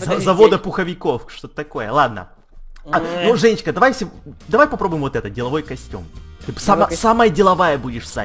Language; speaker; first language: Russian; native; Russian